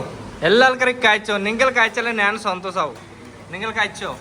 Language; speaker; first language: Malayalam; non-native, learner; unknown